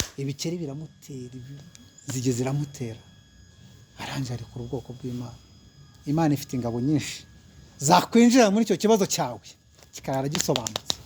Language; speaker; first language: Kinyarwanda; early bilingual, heritage; Kinyarwanda